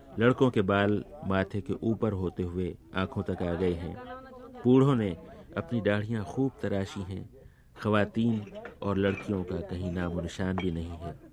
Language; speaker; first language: Urdu; native; Urdu